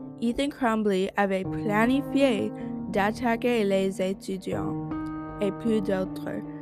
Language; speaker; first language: French; non-native, learner; English